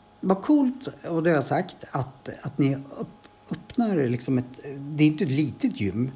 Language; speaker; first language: Swedish; native; Swedish